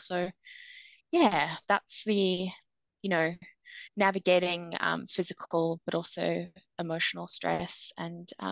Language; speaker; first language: English; native; English